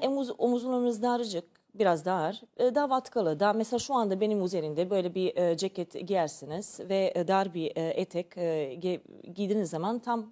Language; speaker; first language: Turkish; non-native, learner; Serbian